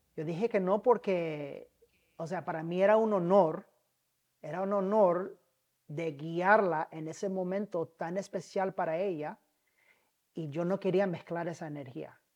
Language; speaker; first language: Spanish; early bilingual, heritage; Spanish